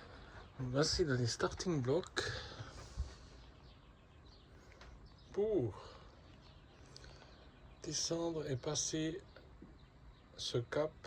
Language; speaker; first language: French; native; French